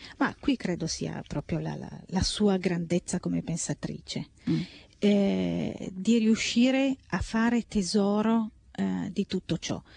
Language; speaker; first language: Italian; native; Italian